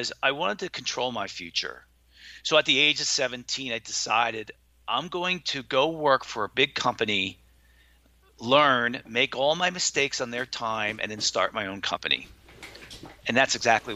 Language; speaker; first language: English; native; English